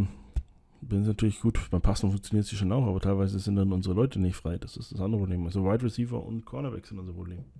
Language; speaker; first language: German; native; German